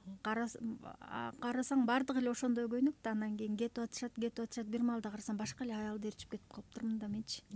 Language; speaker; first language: Kyrgyz; native; Kyrgyz